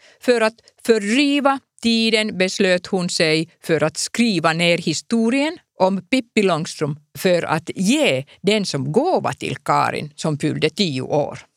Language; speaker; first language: Swedish; non-native, local second language; Finnish